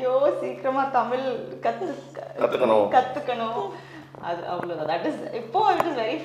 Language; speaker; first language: Tamil; non-native, learner; Telugu